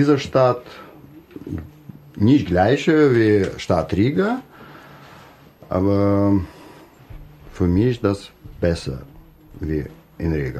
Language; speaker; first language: German; non-native, learner; Russian